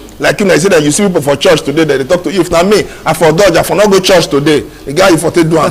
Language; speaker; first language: Nigerian Pidgin; non-native, local second language; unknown